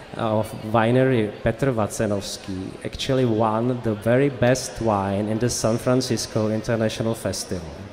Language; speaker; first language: English; non-native, fluent; Czech